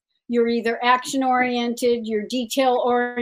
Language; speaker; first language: English; native; English